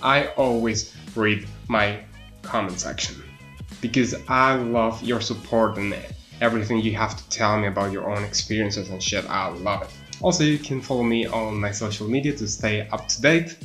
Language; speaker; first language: English; non-native, fluent; Spanish